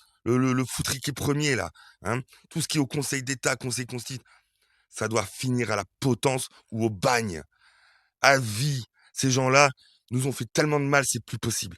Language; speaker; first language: French; native; French